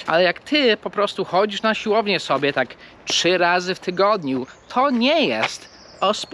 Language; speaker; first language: Polish; non-native, fluent; English